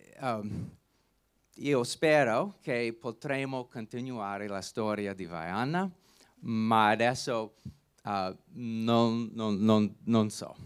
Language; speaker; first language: Italian; non-native, learner; English